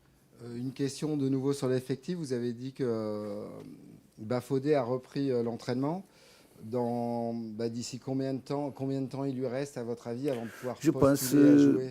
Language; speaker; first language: French; native; French